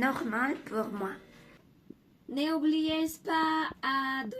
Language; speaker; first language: French; non-native, learner; Spanish